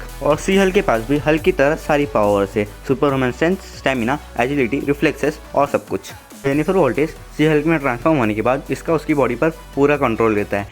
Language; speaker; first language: Hindi; native; Hindi